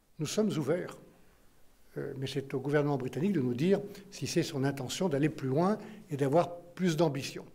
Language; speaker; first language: French; native; French